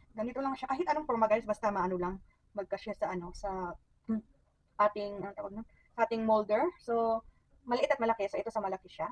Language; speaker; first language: Filipino; non-native, local second language; Cebuano